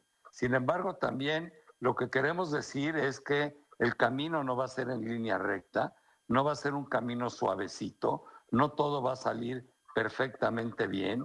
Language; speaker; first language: Spanish; native; Spanish